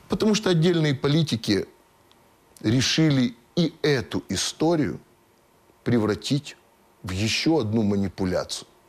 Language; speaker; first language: Ukrainian; non-native, local second language; Russian